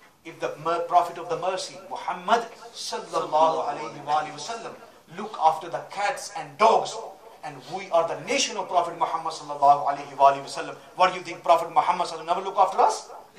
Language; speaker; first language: English; non-native, local second language; Urdu